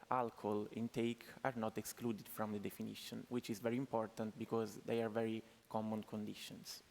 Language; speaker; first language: English; non-native, fluent; Italian